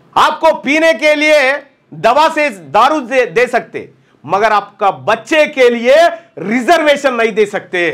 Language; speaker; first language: Hindi; non-native, local second language; Telugu